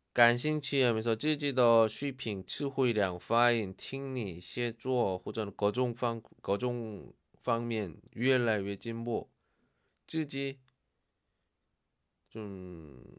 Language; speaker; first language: Chinese; non-native, learner; Korean